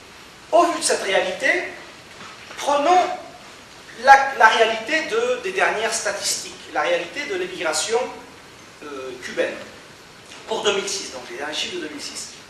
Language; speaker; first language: French; native; French